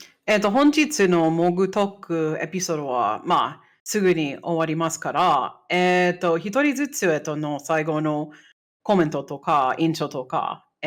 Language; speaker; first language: Japanese; non-native, fluent; English